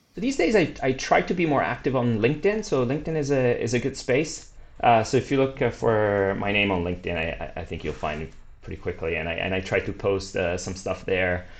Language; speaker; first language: English; non-native, fluent; Italian